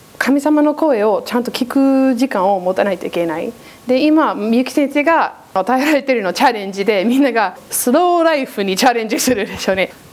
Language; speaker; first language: Japanese; non-native, fluent; English